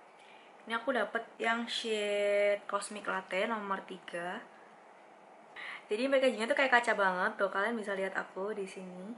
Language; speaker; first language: Indonesian; native; Indonesian